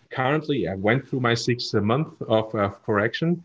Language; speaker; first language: English; non-native, fluent; German